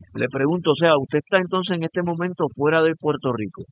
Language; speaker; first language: Spanish; native; Spanish